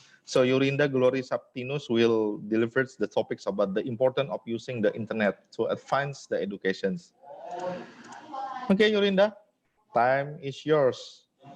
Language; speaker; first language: English; non-native, fluent; Indonesian